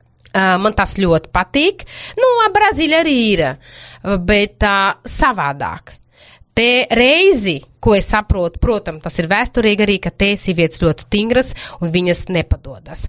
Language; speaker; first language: Latvian; non-native, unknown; Portuguese